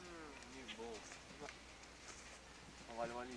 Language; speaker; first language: French; native; French